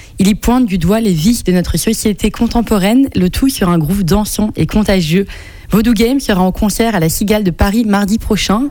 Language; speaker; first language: French; native; French